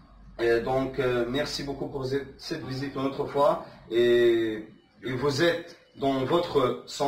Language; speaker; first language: French; non-native, fluent; Arabic